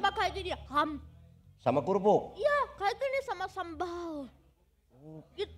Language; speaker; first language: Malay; non-native, learner; German